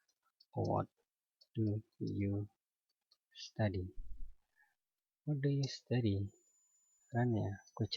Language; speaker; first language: English; non-native, learner; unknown